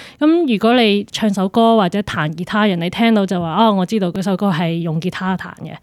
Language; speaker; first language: Cantonese; early bilingual, heritage; Cantonese